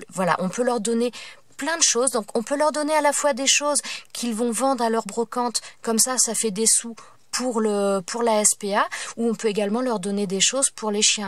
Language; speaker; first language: French; native; French